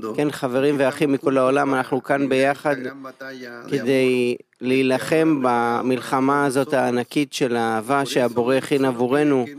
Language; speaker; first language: Hebrew; non-native, fluent; Spanish